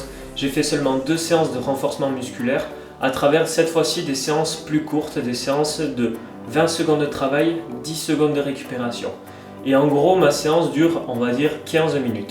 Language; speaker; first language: French; native; French